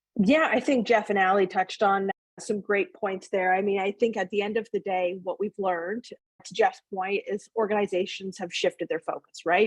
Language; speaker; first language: English; native; English